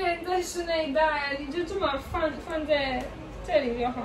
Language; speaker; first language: Chinese; non-native, fluent; Italian